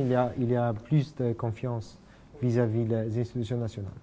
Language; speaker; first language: French; non-native, fluent; Polish